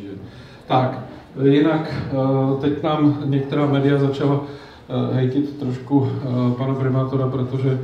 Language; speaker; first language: Czech; native; Czech